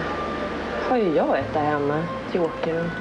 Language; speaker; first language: Swedish; native; Swedish